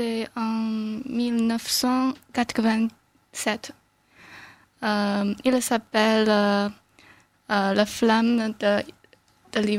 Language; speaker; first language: French; non-native, learner; Chinese